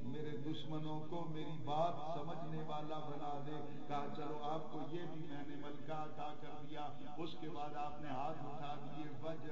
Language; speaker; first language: Urdu; native; Urdu